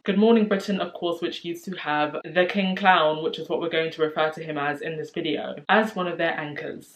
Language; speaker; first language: English; native; English